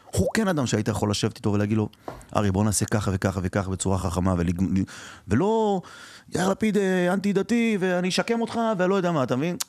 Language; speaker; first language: Hebrew; early bilingual, other home language; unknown